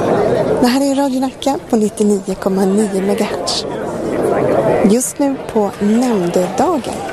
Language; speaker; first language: Swedish; native; Swedish